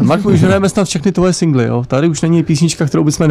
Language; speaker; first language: Czech; native; Czech